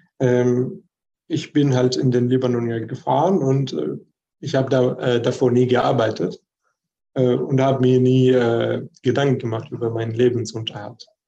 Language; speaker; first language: German; non-native, fluent; Arabic